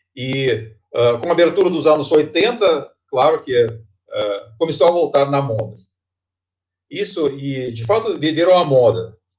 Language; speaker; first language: Portuguese; non-native, fluent; Russian